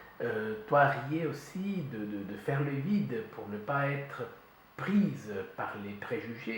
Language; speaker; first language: French; native; French